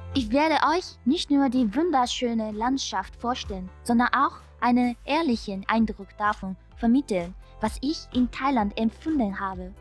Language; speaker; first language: German; non-native, fluent; Japanese